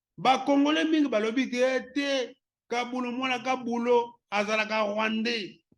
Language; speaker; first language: Lingala; non-native, local second language; Kongo